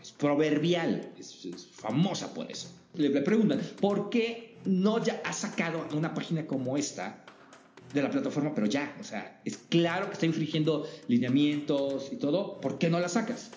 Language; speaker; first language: Spanish; native; Spanish